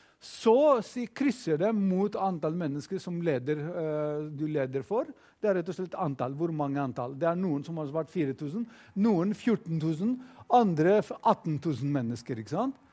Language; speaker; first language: Norwegian; non-native, fluent; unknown